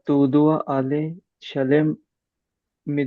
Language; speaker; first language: French; non-native, learner; Hindi